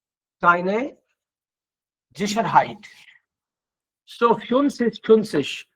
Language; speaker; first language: German; non-native, fluent; Hindi